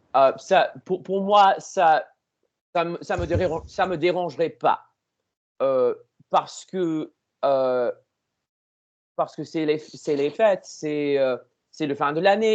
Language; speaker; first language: French; non-native, learner; English